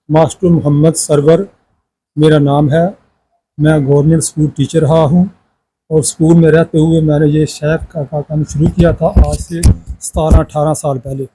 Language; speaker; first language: Urdu; non-native, local second language; Punjabi